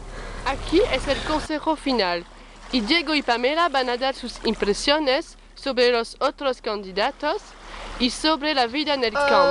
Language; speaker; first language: Spanish; non-native, learner; French